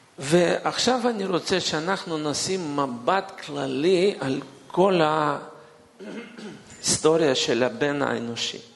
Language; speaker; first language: Hebrew; non-native, fluent; Russian